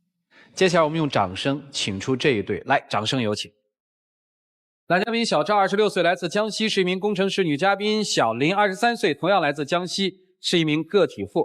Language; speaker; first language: Chinese; native; Chinese